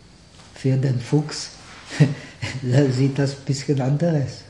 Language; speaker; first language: German; non-native, fluent; Czech